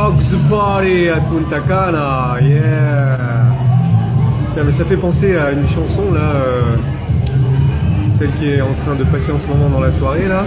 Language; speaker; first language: French; native; French